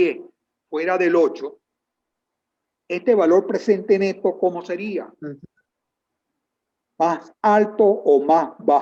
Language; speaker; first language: Spanish; native; Spanish